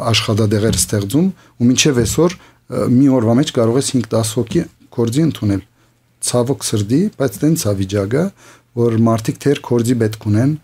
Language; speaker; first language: Armenian; early bilingual, heritage; Armenian